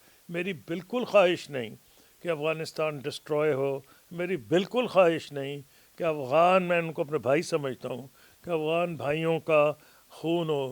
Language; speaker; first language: Urdu; native; Urdu